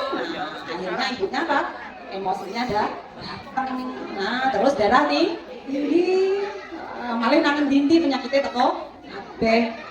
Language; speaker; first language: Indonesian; non-native, local second language; Madurese